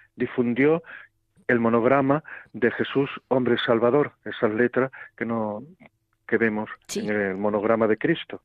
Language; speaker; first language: Spanish; native; Spanish